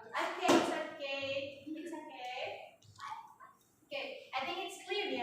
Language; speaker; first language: English; non-native, learner; Indonesian